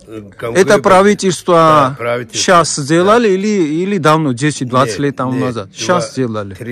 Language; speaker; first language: Russian; non-native, fluent; Georgian